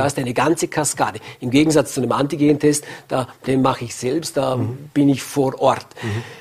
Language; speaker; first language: German; native; German